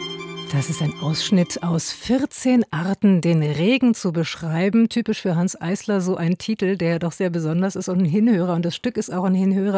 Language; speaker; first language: German; native; German